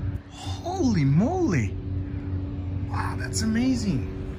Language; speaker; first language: English; non-native, fluent; Portuguese